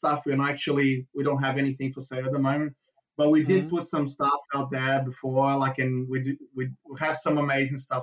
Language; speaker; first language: English; non-native, fluent; Portuguese